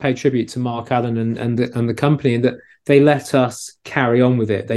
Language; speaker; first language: English; native; English